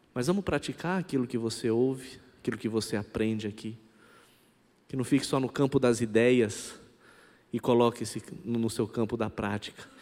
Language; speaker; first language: Portuguese; non-native, local second language; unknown